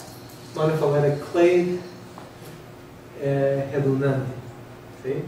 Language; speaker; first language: Portuguese; non-native, fluent; English